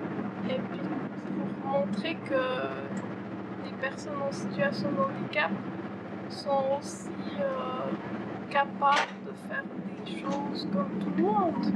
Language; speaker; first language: French; native; French